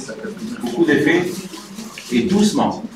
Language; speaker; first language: French; non-native, fluent; Swedish